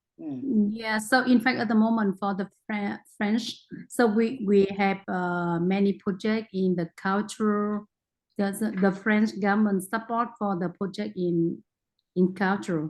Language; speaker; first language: English; non-native, learner; Vietnamese